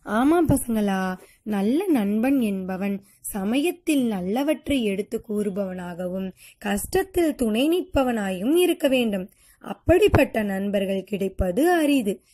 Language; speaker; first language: Tamil; native; Tamil